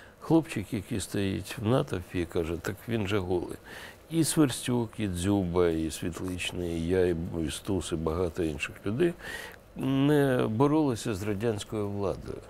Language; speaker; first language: Ukrainian; non-native, local second language; Russian